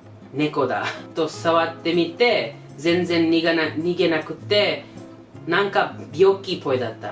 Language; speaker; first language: Japanese; non-native, learner; English